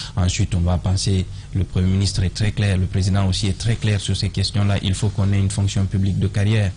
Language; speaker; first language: French; non-native, local second language; Fula